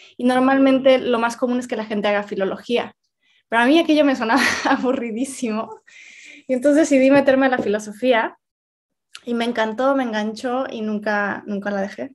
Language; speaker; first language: Spanish; native; Spanish